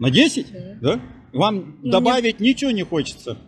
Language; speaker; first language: Russian; native; Russian